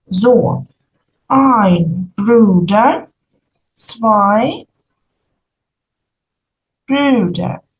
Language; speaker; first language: German; non-native, fluent; Ukrainian